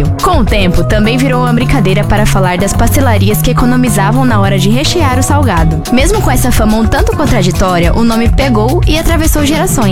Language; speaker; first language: Portuguese; native; Portuguese